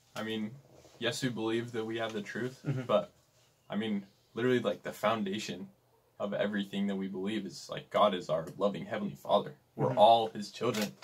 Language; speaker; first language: English; native; English